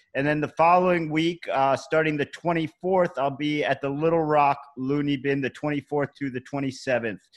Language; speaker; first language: English; native; English